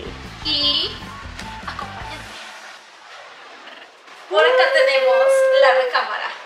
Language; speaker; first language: Spanish; native; Spanish